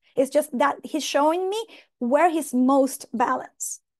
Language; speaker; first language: English; non-native, fluent; Spanish